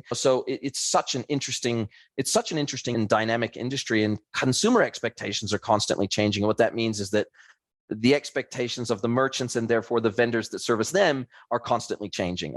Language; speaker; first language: English; native; English